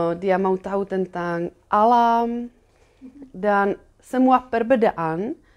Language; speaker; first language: Indonesian; non-native, fluent; Czech